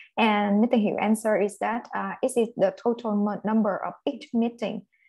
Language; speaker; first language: English; non-native, fluent; Vietnamese